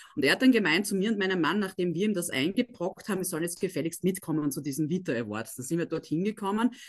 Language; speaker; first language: German; native; German